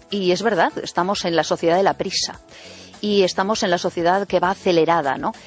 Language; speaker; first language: Spanish; native; Spanish